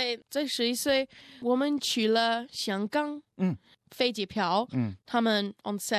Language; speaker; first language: Chinese; non-native, learner; Russian